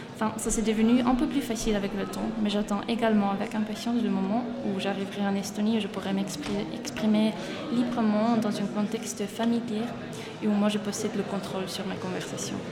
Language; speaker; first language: French; non-native, fluent; Estonian